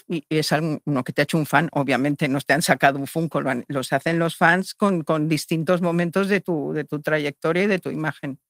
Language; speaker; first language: Spanish; native; Spanish